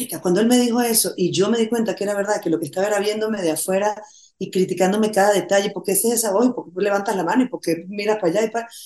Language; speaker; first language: Spanish; native; Spanish